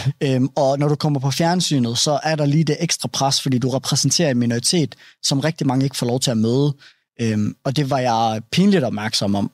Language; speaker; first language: Danish; early bilingual, other home language; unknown